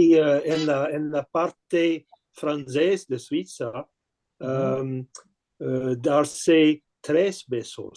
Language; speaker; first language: Spanish; non-native, learner; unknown